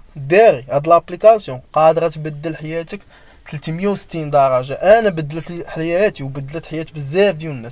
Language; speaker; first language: Arabic; native; Arabic